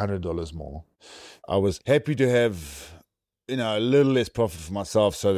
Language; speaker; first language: English; native; English